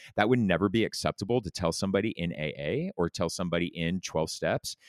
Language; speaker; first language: English; native; English